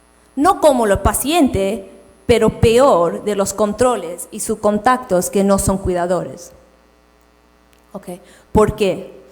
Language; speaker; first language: Spanish; non-native, fluent; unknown